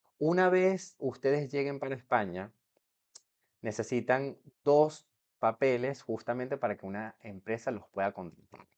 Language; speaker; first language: Spanish; native; Spanish